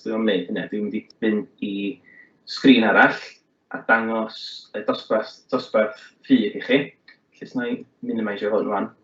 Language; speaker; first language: Welsh; native; Welsh